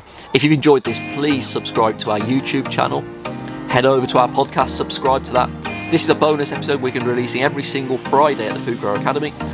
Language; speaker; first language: English; native; English